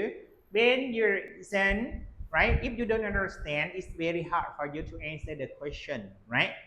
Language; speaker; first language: English; non-native, learner; Lao